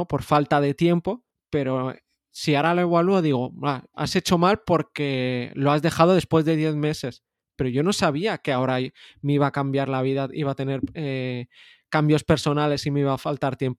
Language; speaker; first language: Spanish; native; Spanish